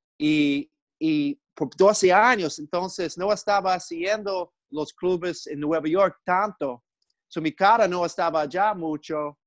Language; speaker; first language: Spanish; non-native, learner; English